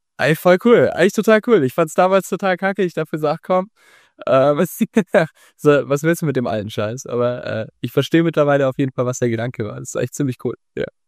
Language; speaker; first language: German; native; German